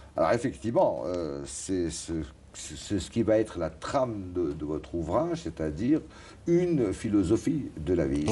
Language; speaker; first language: French; non-native, local second language; Arabic